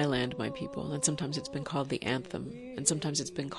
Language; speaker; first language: English; native; English